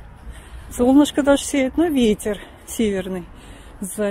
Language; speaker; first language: Russian; native; Russian